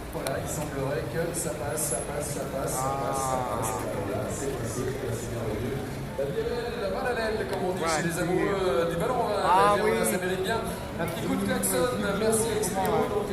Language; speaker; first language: French; native; French